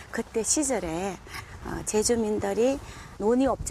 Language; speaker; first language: Korean; native; Korean